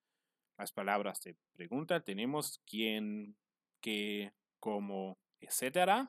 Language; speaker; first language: Spanish; non-native, fluent; German